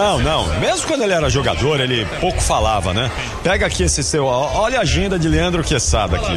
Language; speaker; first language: Portuguese; native; Portuguese